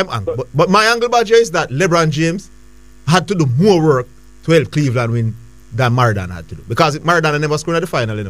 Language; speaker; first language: English; native; English